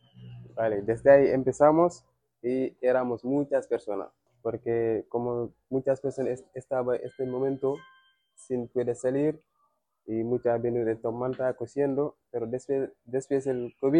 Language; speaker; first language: Spanish; non-native, learner; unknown